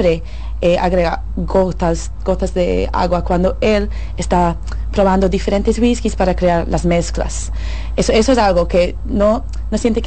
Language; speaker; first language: Spanish; non-native, fluent; English